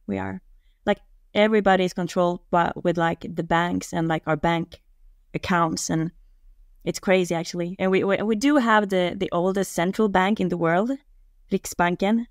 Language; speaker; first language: English; non-native, fluent; Swedish